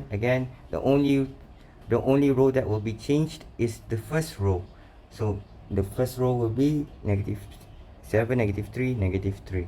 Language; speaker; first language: English; non-native, local second language; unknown